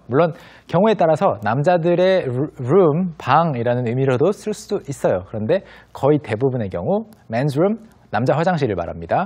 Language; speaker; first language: Korean; native; Korean